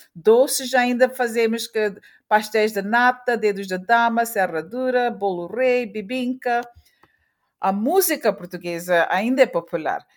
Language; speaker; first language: Portuguese; early bilingual, heritage; Portuguese